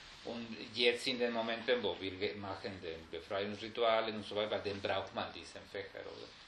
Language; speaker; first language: German; non-native, fluent; Spanish